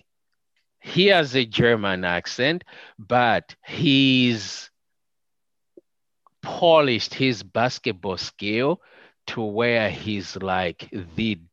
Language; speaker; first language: English; non-native, local second language; Nyanja